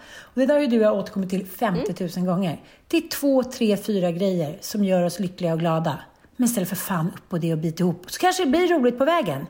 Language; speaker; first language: Swedish; native; Swedish